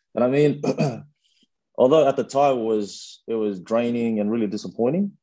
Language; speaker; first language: English; early bilingual, other home language; Fijian